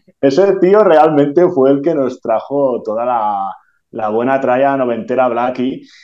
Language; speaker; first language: Spanish; non-native, local second language; Catalan